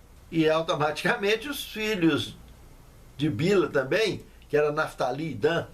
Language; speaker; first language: Portuguese; native; Portuguese